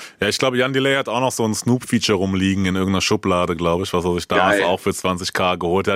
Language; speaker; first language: German; native; German